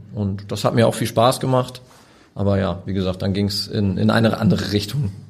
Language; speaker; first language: German; native; German